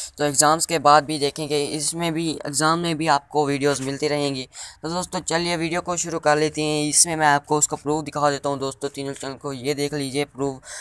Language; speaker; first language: Hindi; native; Hindi